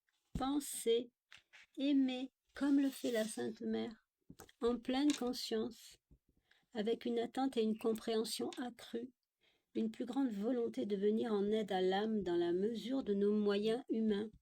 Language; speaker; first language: French; native; French